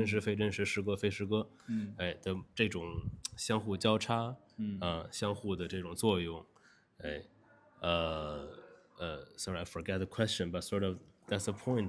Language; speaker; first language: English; non-native, fluent; Chinese